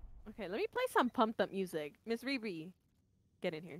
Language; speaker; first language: English; early bilingual, other home language; Spanish